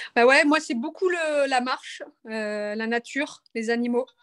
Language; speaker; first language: French; native; French